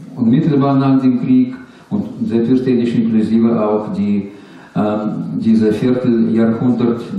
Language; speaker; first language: German; non-native, learner; Russian